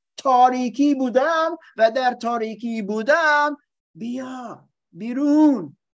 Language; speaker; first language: Persian; non-native, learner; German